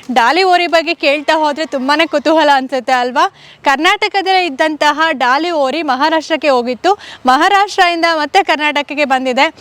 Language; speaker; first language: Kannada; native; Kannada